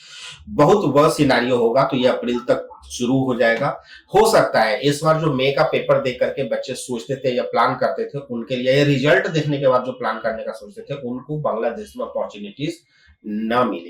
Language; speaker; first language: Hindi; native; Hindi